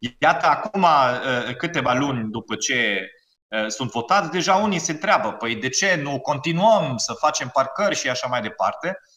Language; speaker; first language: Romanian; non-native, fluent; German